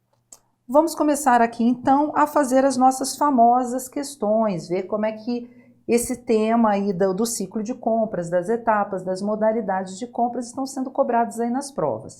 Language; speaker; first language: Portuguese; native; Portuguese